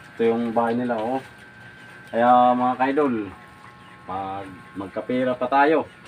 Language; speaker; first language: Filipino; non-native, local second language; Hiligaynon